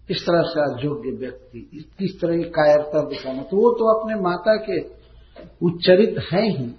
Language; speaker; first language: Hindi; native; Hindi